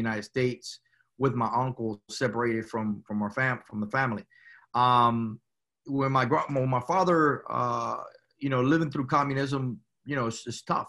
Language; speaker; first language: English; early bilingual, other home language; Spanish